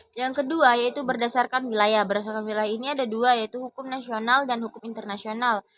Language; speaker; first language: Indonesian; non-native, local second language; Madurese